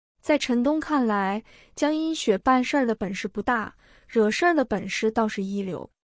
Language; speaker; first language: Chinese; native; Chinese